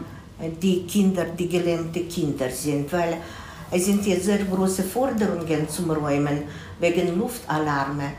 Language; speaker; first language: German; non-native, fluent; Russian